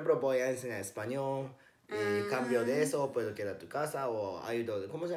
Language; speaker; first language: Spanish; non-native, learner; Japanese